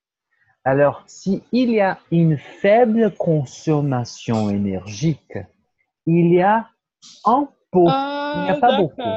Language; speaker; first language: French; non-native, fluent; Portuguese